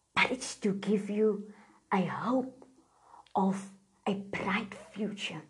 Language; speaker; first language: English; non-native, local second language; Afrikaans